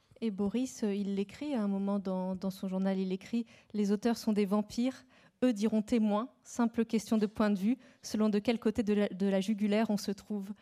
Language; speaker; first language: French; native; French